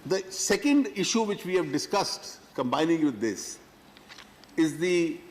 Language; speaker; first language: English; non-native, local second language; Hindi